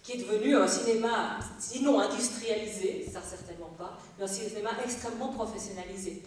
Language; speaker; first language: French; native; French